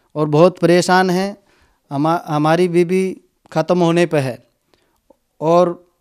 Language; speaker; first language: Hindi; native; Hindi